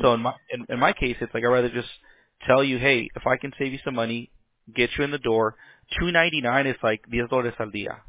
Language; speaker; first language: English; early bilingual, other home language; Spanish